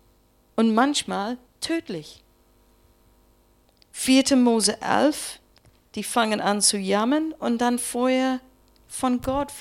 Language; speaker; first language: German; non-native, learner; English